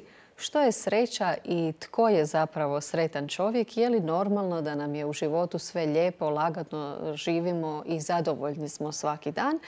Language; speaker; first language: Croatian; native; Croatian